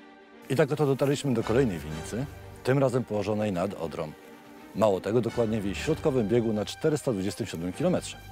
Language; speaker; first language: Polish; native; Polish